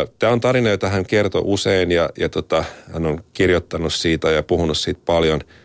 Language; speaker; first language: Finnish; native; Finnish